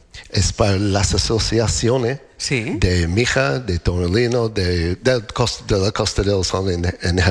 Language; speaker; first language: Spanish; non-native, learner; English